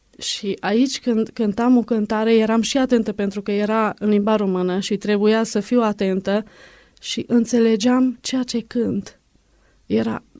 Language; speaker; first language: Romanian; non-native, local second language; Hungarian